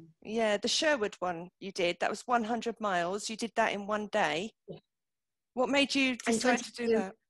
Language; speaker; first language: English; native; English